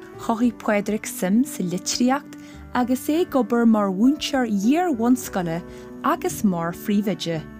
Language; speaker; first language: Irish; native; Irish